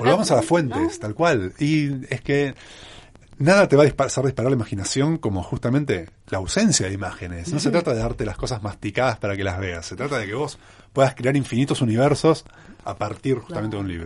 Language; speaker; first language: Spanish; native; Spanish